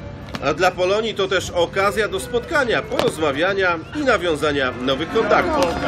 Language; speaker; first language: Polish; native; Polish